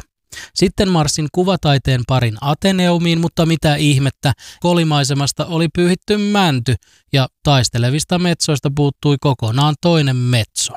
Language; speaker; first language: Finnish; native; Finnish